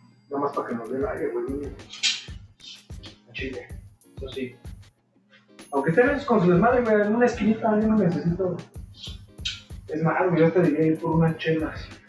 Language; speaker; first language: Spanish; native; Spanish